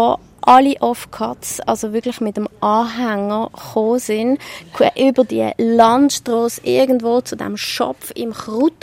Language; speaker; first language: German; native; German